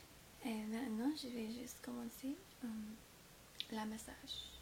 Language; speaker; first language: French; non-native, fluent; English